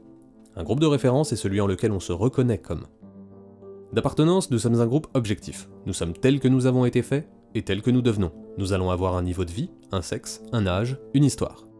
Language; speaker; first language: French; native; French